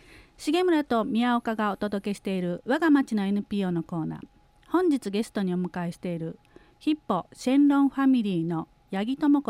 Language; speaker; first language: Japanese; native; Japanese